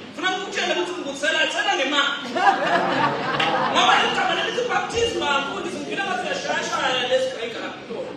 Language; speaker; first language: Zulu; non-native, local second language; Swati